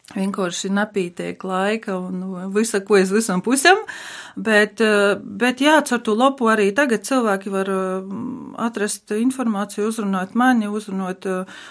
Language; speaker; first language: Latvian; native; Latvian